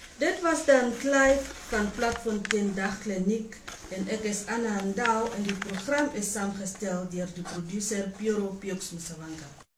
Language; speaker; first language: Afrikaans; non-native, local second language; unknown